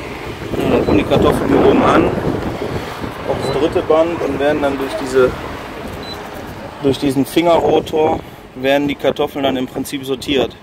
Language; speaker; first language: German; native; German